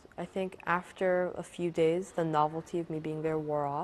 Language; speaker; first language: English; native; English